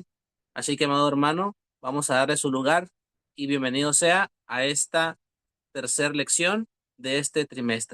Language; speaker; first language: Spanish; native; Spanish